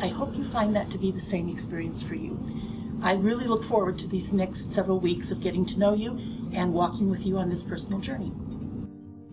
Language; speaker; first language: English; native; English